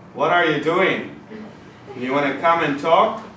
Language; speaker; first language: English; non-native, fluent; Turkish